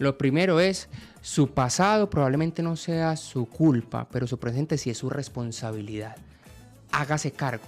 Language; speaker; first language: Spanish; native; Spanish